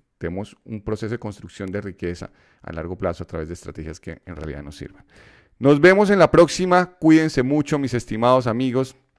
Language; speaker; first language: Spanish; native; Spanish